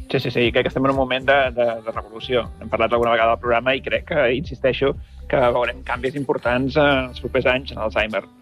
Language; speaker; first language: Catalan; native; Catalan